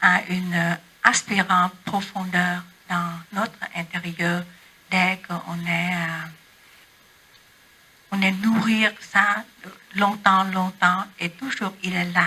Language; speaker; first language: French; non-native, learner; Vietnamese